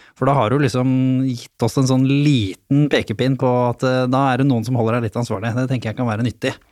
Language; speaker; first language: Norwegian; native; Norwegian